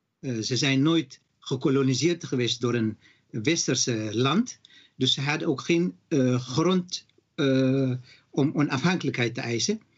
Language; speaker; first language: Dutch; non-native, fluent; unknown